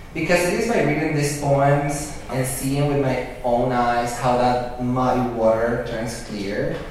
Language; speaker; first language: English; early bilingual, other home language; Spanish